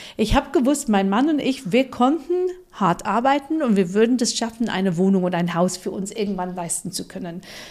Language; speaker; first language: German; non-native, fluent; English